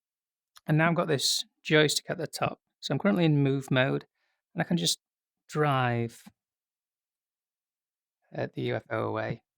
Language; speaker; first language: English; native; English